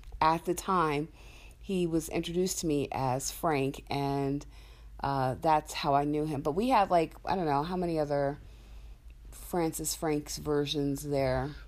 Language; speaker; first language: English; native; English